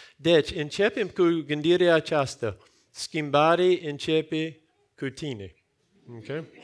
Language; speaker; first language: Romanian; non-native, fluent; English